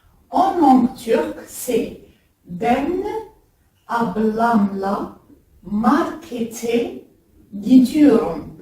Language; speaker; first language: Turkish; non-native, learner; French